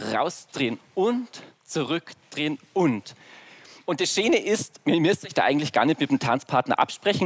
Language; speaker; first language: German; native; German